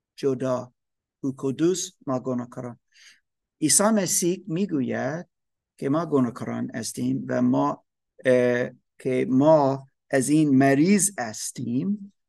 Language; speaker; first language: Persian; non-native, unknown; German